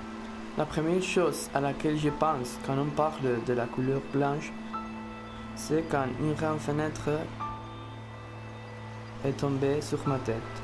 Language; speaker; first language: French; non-native, fluent; Spanish